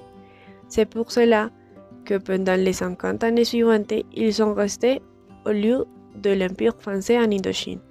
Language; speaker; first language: French; non-native, learner; Spanish